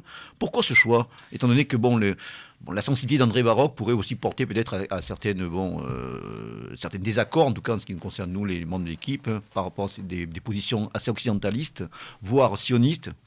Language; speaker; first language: French; native; French